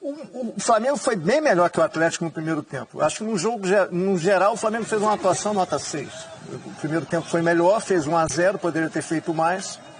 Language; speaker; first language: Portuguese; native; Portuguese